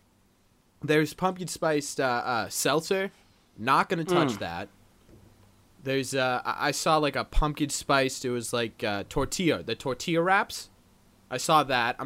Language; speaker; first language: English; native; English